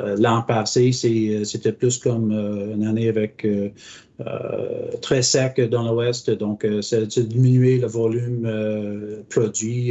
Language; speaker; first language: French; non-native, local second language; English